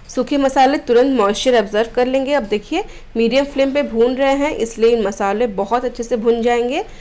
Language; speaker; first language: Hindi; non-native, local second language; Odia